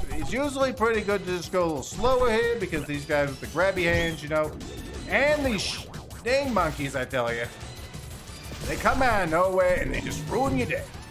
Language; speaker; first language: English; native; English